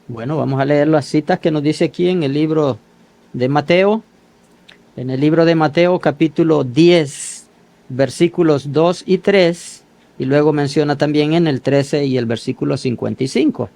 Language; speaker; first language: Spanish; native; Spanish